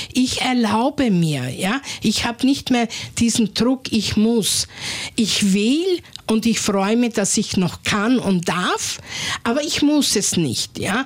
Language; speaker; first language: German; non-native, fluent; Slovenian